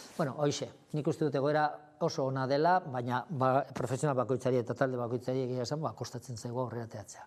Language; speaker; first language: Basque; non-native, local second language; Spanish